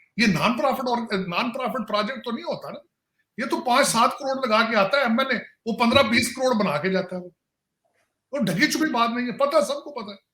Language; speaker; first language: Urdu; non-native, local second language; Punjabi